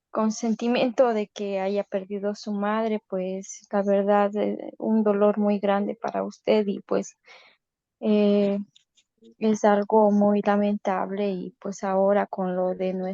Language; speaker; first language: Spanish; native; Spanish